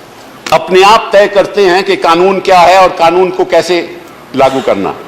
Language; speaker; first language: Hindi; native; Hindi